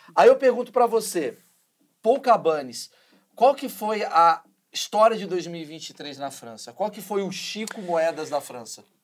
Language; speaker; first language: Portuguese; native; Portuguese